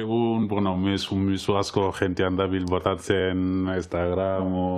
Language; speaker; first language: Basque; non-native, local second language; Spanish